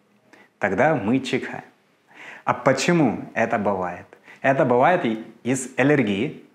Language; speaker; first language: Russian; non-native, fluent; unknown